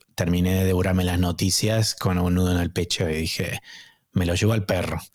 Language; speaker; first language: Spanish; native; Spanish